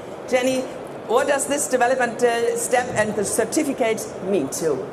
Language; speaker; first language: English; non-native, fluent; German